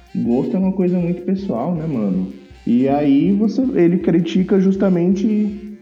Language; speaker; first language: Portuguese; native; Portuguese